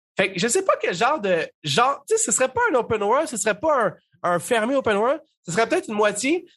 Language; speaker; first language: French; native; French